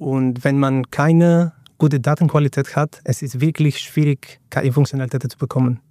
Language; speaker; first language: German; non-native, fluent; Greek